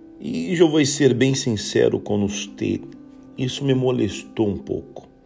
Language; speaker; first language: Portuguese; non-native, learner; Spanish